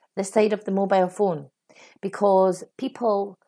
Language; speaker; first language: English; native; English